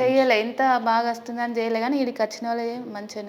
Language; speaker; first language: Telugu; native; Telugu